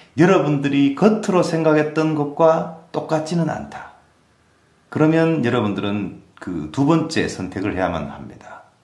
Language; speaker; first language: Korean; native; Korean